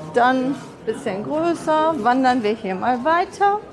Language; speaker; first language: German; native; German